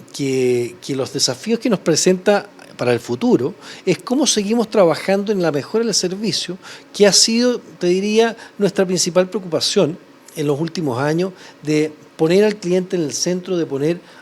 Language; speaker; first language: Spanish; native; Spanish